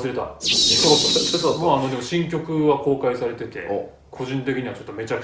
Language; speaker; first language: Japanese; native; Japanese